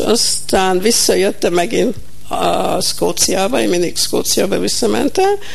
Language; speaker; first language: Hungarian; early bilingual, heritage; Hungarian